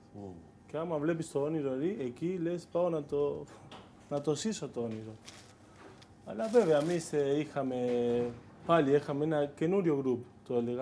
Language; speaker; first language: Greek; non-native, fluent; Spanish